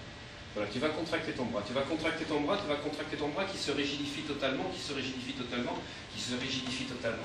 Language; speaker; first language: French; native; French